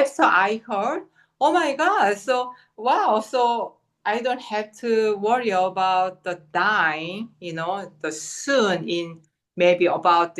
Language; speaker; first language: English; non-native, fluent; Korean